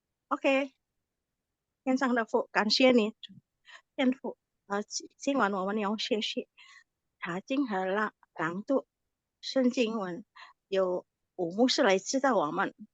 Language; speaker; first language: Chinese; non-native, learner; Indonesian